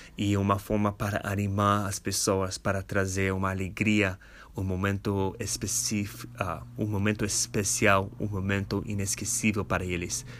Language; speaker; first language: Portuguese; non-native, fluent; English